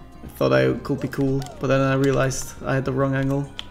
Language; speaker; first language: English; non-native, fluent; German